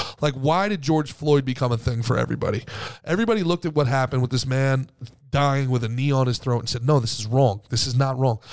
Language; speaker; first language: English; native; English